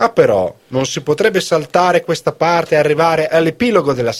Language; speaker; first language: Italian; native; Italian